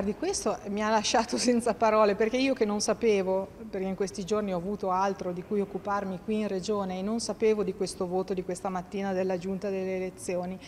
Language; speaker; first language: Italian; native; Italian